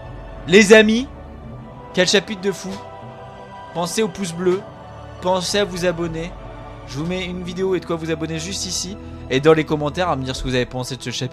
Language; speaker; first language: French; native; French